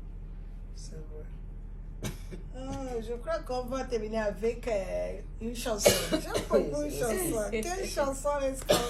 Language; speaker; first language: French; non-native, fluent; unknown